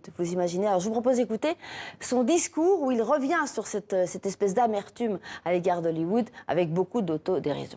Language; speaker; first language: French; native; French